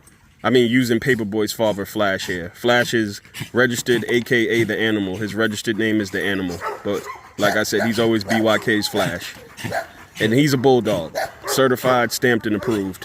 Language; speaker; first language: English; native; English